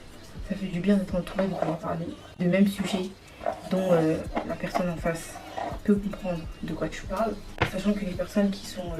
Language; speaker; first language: French; native; French